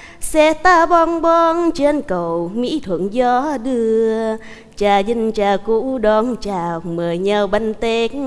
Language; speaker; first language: Vietnamese; native; Vietnamese